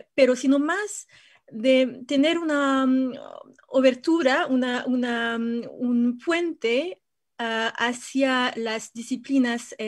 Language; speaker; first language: Spanish; non-native, fluent; French